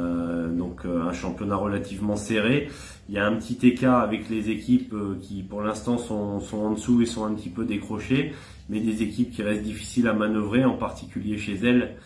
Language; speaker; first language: French; native; French